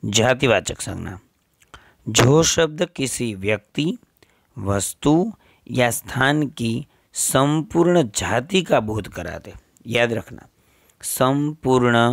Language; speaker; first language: Hindi; non-native, local second language; Gujarati